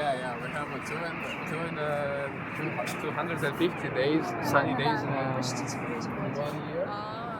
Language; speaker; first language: English; non-native, fluent; Russian